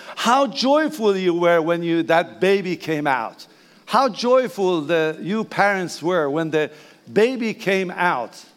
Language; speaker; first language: English; non-native, fluent; Persian